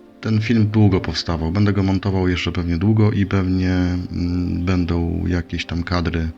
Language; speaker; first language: Polish; native; Polish